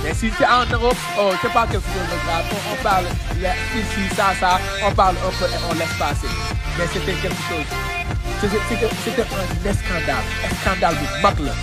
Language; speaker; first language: French; non-native, local second language; Wolof